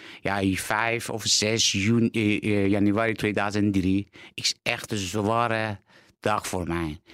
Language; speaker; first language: Dutch; non-native, learner; Persian